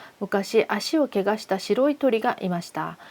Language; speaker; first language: Japanese; non-native, fluent; Korean